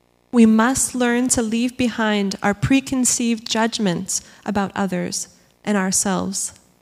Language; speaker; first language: English; native; English